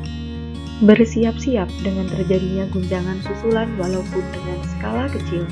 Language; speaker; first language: Indonesian; native; Indonesian